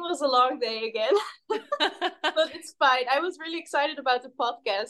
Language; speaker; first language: English; non-native, fluent; Dutch